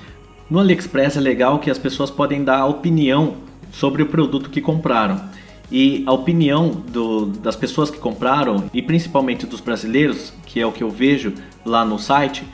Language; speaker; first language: Portuguese; native; Portuguese